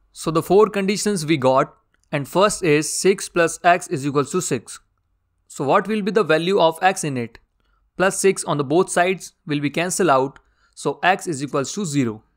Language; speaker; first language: English; non-native, local second language; Hindi